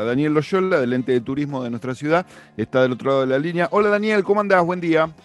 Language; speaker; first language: Spanish; native; Spanish